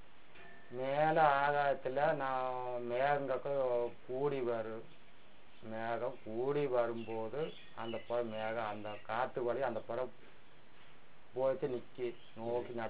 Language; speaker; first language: Tamil; non-native, local second language; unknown